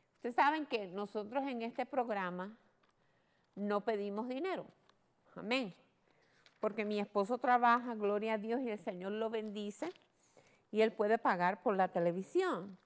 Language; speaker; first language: Spanish; early bilingual, heritage; Spanish